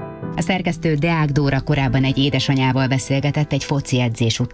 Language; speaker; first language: Hungarian; native; Hungarian